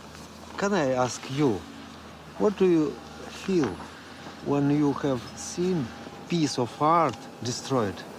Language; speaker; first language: English; non-native, learner; Russian